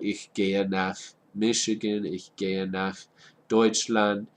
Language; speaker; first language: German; non-native, fluent; English